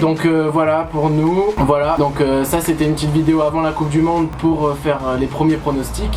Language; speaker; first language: French; native; French